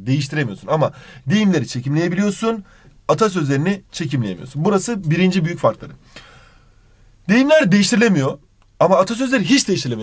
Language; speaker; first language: Turkish; native; Turkish